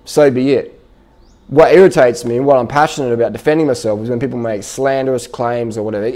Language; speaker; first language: English; native; English